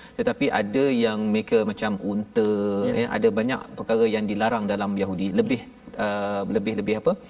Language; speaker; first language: Malay; native; Malay